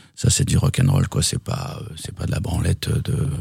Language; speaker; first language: French; native; French